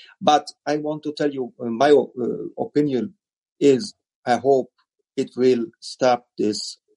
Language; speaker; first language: English; non-native, learner; German